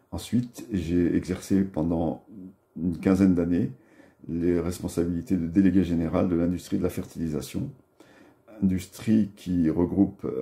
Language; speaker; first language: French; native; French